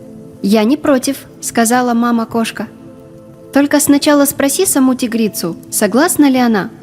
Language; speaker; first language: Russian; native; Russian